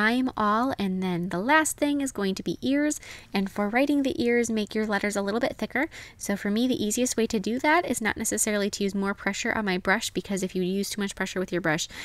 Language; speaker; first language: English; native; English